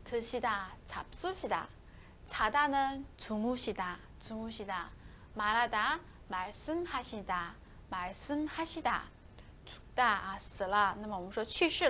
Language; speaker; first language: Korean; non-native, fluent; Chinese